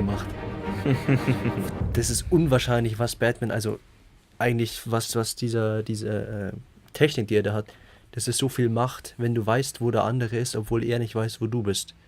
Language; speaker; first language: German; native; German